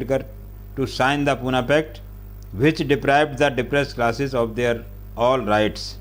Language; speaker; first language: English; non-native, local second language; Hindi